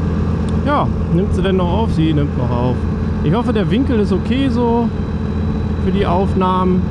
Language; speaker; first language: German; native; German